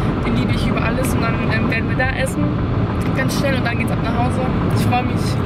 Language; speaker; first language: German; native; German